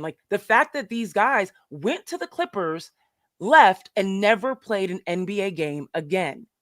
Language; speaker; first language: English; native; English